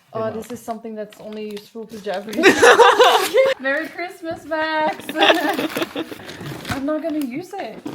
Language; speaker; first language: English; non-native, fluent; French